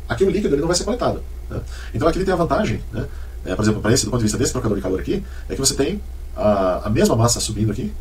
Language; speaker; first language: Portuguese; native; Portuguese